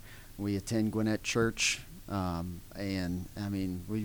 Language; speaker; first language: English; native; English